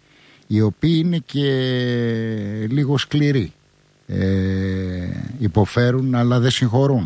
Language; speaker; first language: Greek; native; Greek